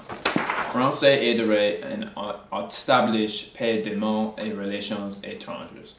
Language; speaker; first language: French; non-native, learner; English